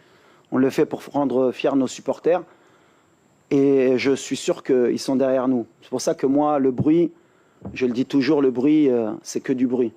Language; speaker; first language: French; native; French